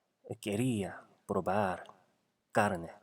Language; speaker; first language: Spanish; non-native, fluent; Korean